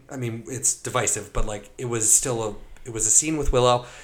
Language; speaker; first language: English; native; English